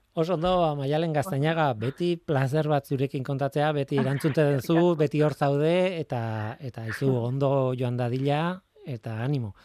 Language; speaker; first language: Basque; non-native, local second language; Spanish